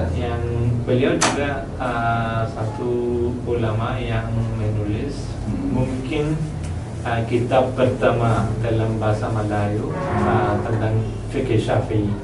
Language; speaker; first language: Indonesian; non-native, learner; Malayalam